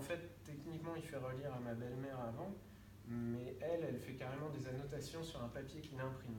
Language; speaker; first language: French; native; French